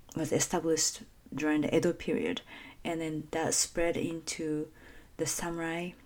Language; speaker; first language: English; non-native, fluent; Japanese